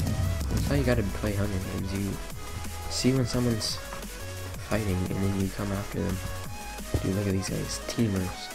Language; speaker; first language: English; native; English